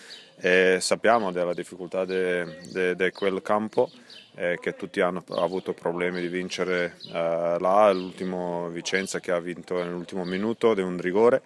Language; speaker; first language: Italian; non-native, fluent; Croatian